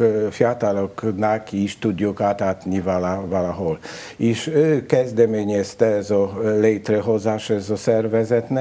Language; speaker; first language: Hungarian; non-native, learner; Polish